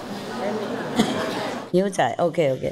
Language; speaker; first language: Chinese; non-native, fluent; Vietnamese